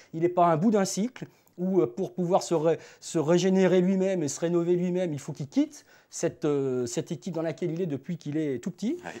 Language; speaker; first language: French; native; French